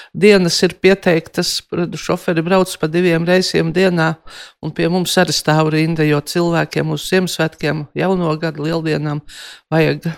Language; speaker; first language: Latvian; native; Latvian